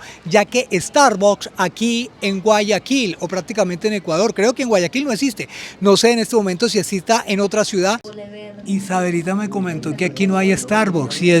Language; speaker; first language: Spanish; native; Spanish